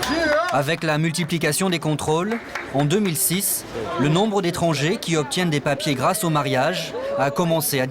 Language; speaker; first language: French; native; French